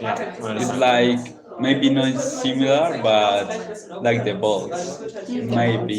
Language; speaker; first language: English; non-native, learner; Spanish